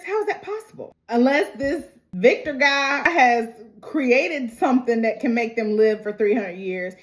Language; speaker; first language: English; native; English